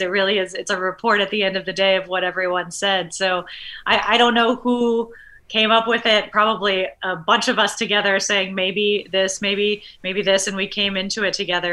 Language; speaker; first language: English; native; English